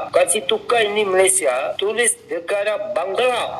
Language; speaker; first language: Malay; non-native, local second language; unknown